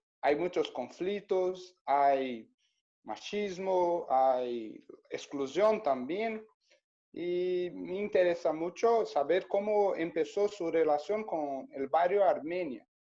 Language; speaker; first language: Spanish; non-native, learner; Portuguese